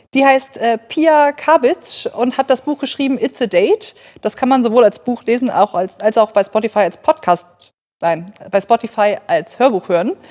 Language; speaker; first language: German; native; German